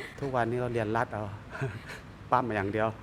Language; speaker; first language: Thai; native; Thai